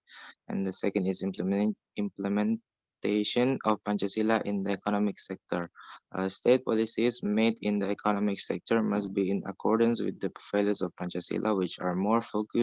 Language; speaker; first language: English; non-native, learner; Indonesian